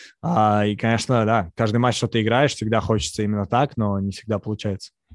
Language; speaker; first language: Russian; native; Russian